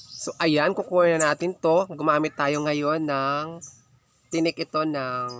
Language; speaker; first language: Filipino; non-native, local second language; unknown